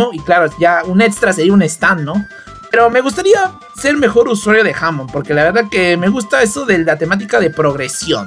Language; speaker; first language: Spanish; native; Spanish